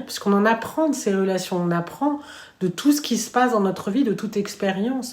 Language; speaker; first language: French; native; French